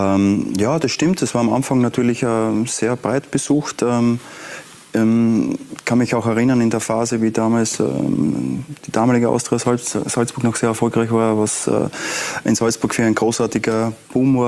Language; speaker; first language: German; native; German